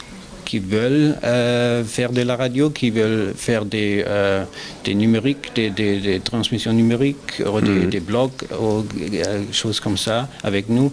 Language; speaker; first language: French; non-native, learner; German